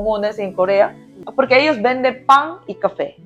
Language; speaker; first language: Spanish; non-native, learner; Korean